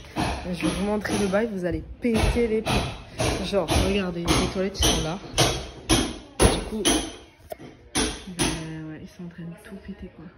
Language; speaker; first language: French; native; French